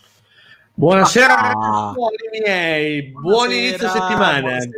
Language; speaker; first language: Italian; native; Italian